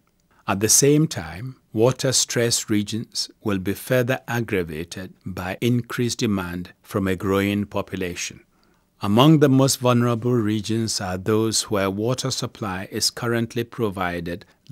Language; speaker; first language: English; non-native, local second language; Akan